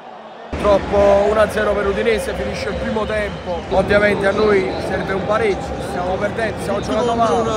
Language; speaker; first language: Italian; native; Italian